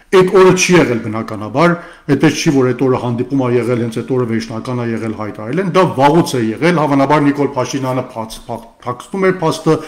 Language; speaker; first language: Armenian; early bilingual, heritage; Armenian